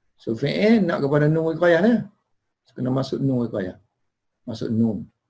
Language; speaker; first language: Malay; native; Malay